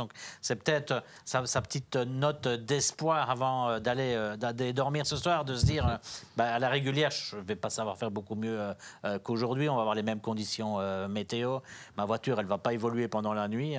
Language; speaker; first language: French; native; French